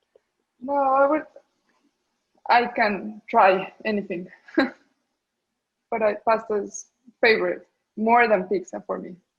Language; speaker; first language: English; non-native, learner; Spanish